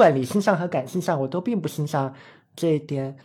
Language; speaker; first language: Chinese; native; Chinese